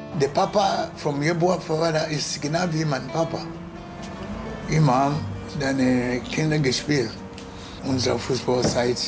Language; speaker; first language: German; non-native, learner; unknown